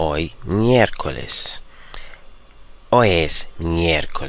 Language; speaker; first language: Spanish; non-native, fluent; Arabic